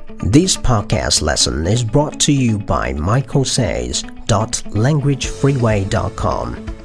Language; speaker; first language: English; non-native, fluent; Chinese